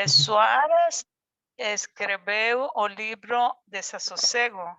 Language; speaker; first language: Portuguese; non-native, learner; Spanish